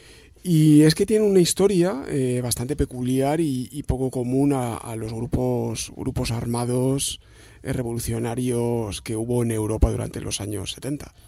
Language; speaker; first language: Spanish; native; Spanish